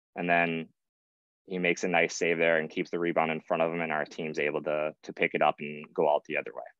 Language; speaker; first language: English; native; English